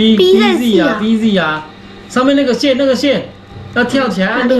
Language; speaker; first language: Chinese; native; Chinese